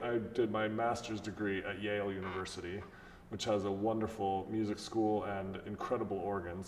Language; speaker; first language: English; native; English